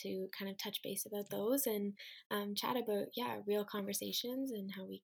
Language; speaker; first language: English; native; English